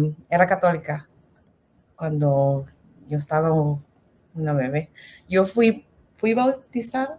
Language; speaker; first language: Spanish; non-native, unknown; English